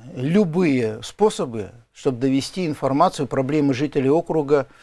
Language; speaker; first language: Russian; native; Russian